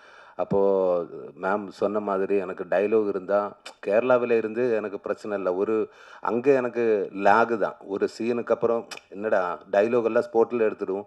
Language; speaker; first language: Tamil; non-native, learner; Malayalam